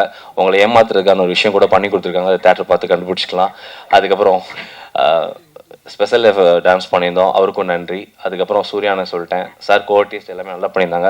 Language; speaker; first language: Tamil; native; Tamil